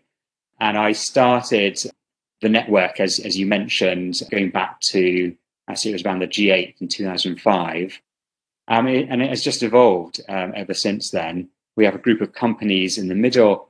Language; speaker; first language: English; native; English